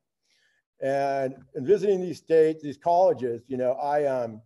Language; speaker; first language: English; native; English